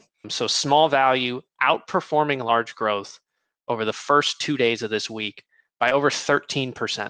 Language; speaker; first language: English; native; English